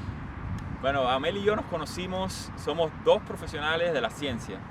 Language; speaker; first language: Spanish; native; Spanish